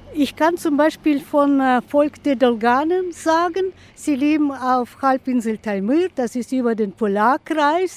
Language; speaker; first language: German; non-native, fluent; Russian